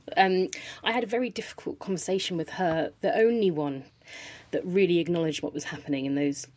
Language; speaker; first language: English; native; English